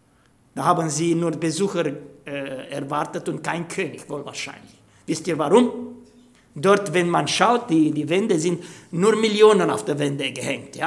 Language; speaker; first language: German; non-native, fluent; Romanian